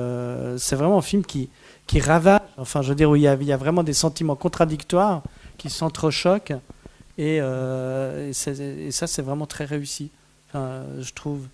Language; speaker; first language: French; native; French